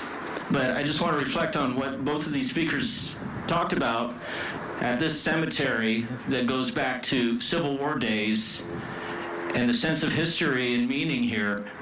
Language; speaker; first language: English; native; English